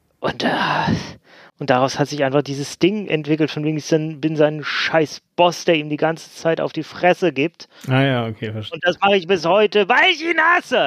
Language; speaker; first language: German; native; German